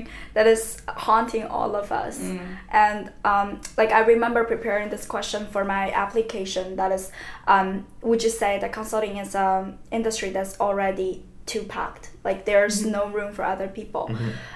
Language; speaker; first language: English; non-native, fluent; Chinese